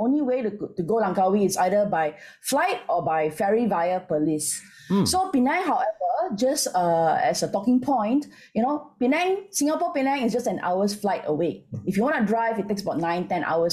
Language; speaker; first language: English; non-native, local second language; Min Nan Chinese